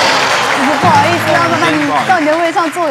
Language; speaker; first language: Chinese; native; Chinese